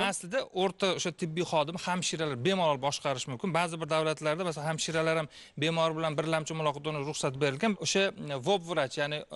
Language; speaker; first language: Uzbek; native; Uzbek